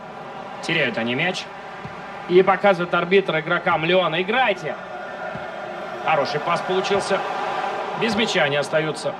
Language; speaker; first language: Russian; native; Russian